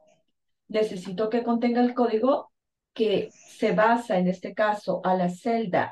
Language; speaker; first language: Spanish; native; Spanish